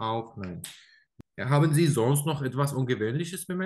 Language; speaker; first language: German; non-native, learner; Arabic